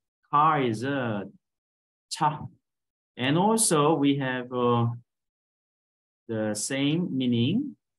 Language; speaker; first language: English; non-native, fluent; Korean